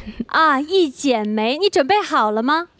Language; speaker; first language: Chinese; native; Chinese